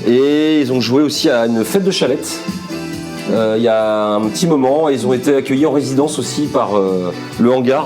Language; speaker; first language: French; native; French